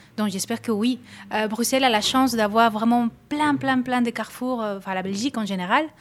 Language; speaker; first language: French; non-native, fluent; Spanish